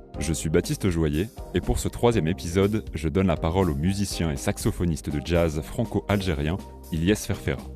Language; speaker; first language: French; native; French